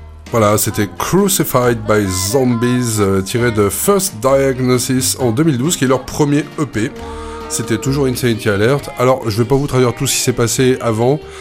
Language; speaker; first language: French; native; French